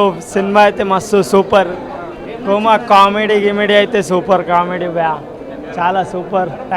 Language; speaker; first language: Telugu; native; Telugu